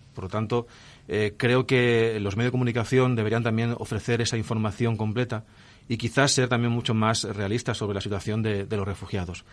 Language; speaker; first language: Spanish; native; Spanish